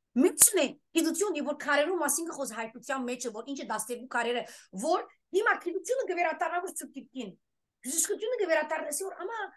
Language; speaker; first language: Armenian; early bilingual, heritage; Armenian